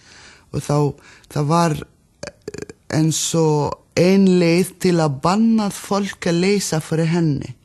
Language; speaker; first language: Icelandic; non-native, learner; Arabic